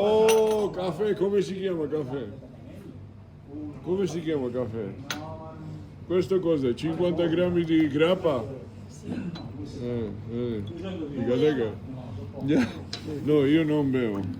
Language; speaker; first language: Italian; non-native, fluent; Georgian